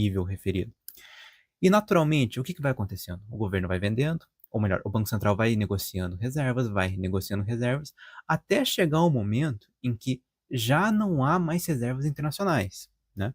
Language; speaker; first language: Portuguese; native; Portuguese